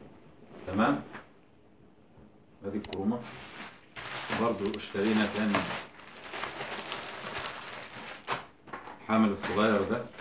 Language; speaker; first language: Arabic; native; Arabic